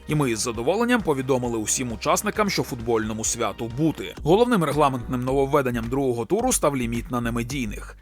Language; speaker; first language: Ukrainian; non-native, local second language; Russian